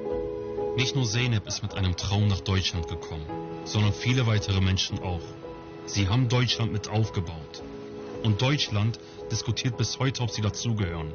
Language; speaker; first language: German; early bilingual, other home language; Kurdish